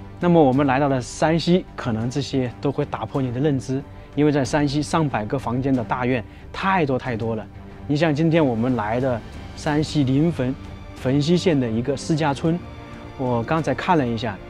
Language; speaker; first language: Chinese; native; Chinese